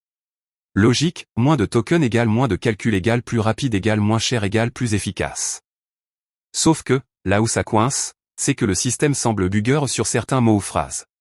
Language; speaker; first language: French; native; French